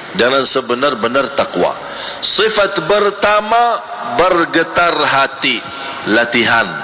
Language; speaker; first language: Malay; non-native, fluent; Arabic